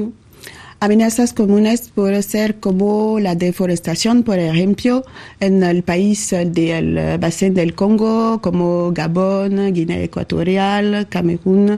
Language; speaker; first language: Spanish; non-native, learner; French